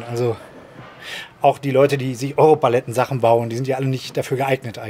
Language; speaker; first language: German; native; German